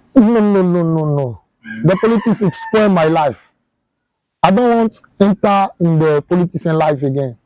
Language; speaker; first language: English; non-native, learner; French